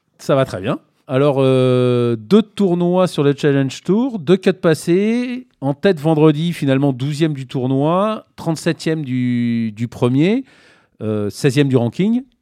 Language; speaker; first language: French; native; French